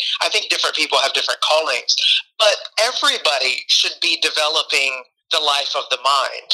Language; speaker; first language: English; native; English